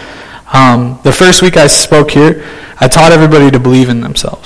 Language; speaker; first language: English; native; English